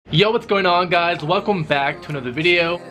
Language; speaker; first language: English; native; English